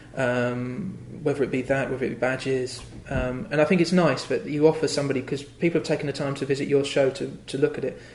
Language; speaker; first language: English; native; English